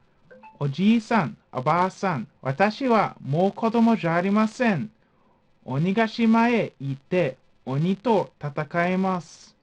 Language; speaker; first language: Japanese; non-native, fluent; English